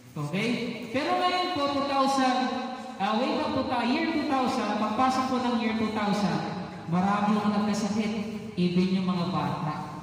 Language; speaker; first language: Filipino; non-native, local second language; Cebuano